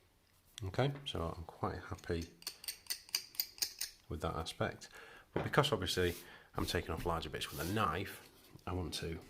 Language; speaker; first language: English; native; English